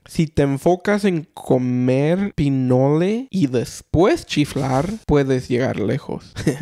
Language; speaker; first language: Spanish; early bilingual, heritage; Spanish